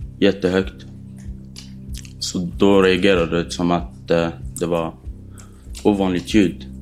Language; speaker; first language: Swedish; non-native, fluent; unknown